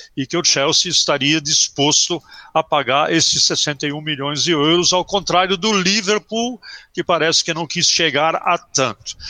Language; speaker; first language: Portuguese; early bilingual, other home language; German